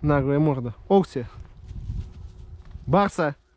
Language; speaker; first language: Russian; native; Russian